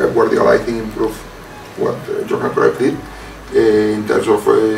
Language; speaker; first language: English; non-native, fluent; Spanish